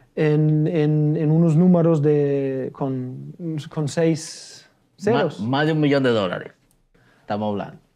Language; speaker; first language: Spanish; non-native, fluent; German